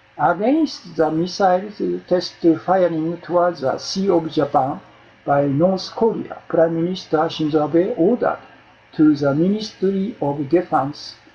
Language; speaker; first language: English; non-native, learner; Japanese